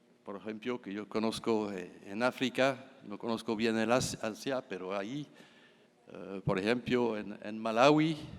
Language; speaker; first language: Spanish; non-native, fluent; French